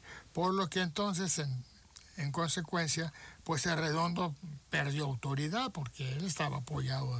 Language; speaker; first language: Spanish; native; Spanish